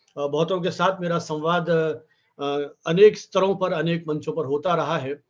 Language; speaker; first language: Hindi; native; Hindi